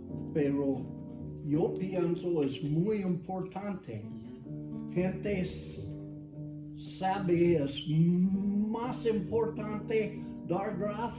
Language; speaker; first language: Spanish; non-native, learner; English